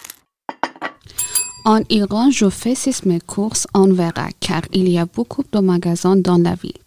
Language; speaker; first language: French; non-native, learner; Persian